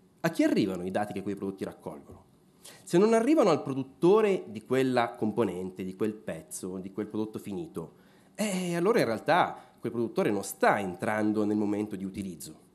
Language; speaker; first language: Italian; native; Italian